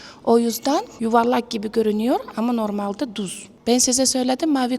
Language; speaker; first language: Turkish; non-native, learner; Uzbek